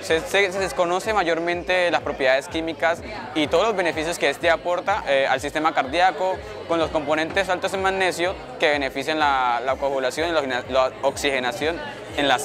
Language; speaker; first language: Spanish; native; Spanish